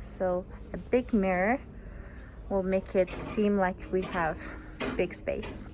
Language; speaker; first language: English; non-native, fluent; Mongolian